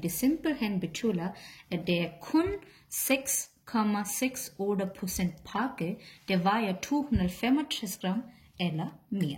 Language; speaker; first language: Danish; non-native, learner; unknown